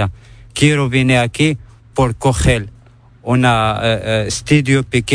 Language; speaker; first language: Spanish; non-native, learner; Arabic